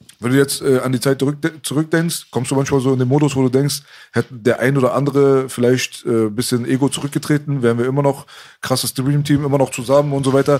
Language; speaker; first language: German; early bilingual, other home language; Persian